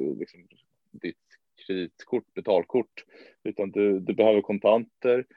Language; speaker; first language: Swedish; native; Swedish